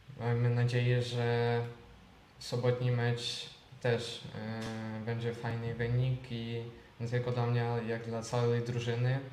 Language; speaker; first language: Polish; non-native, fluent; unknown